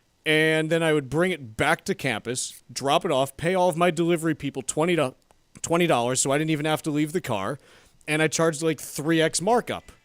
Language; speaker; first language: English; native; English